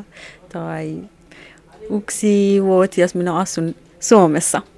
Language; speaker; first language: Finnish; non-native, learner; Persian